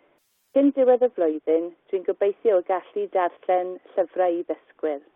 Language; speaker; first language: Welsh; non-native, learner; English